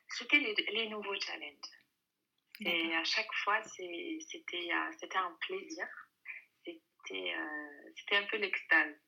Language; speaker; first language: French; non-native, local second language; Arabic